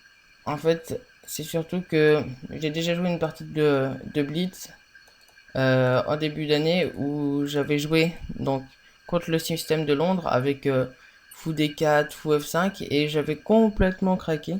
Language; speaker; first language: French; native; French